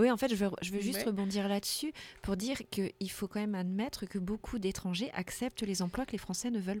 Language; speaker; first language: French; native; French